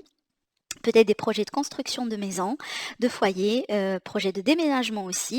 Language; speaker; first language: French; native; French